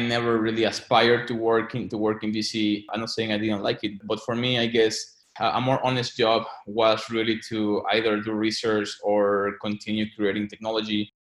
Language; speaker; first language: English; non-native, fluent; Spanish